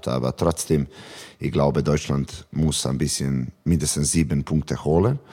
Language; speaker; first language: German; non-native, fluent; Serbian